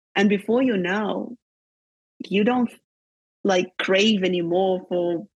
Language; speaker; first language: English; non-native, fluent; Portuguese